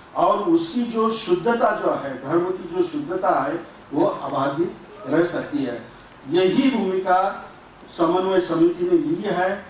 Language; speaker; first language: Hindi; non-native, local second language; Marathi